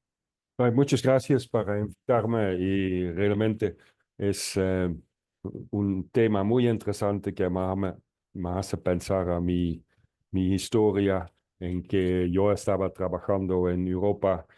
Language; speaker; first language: Spanish; non-native, fluent; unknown